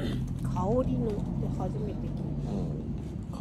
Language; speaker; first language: Japanese; native; Japanese